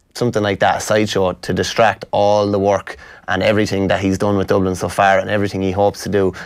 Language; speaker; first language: English; native; English